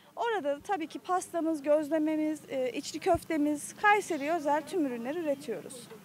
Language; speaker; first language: Turkish; native; Turkish